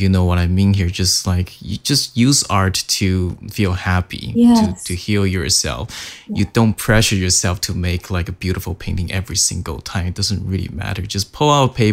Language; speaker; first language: English; non-native, fluent; Chinese